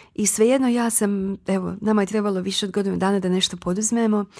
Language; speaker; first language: Croatian; native; Croatian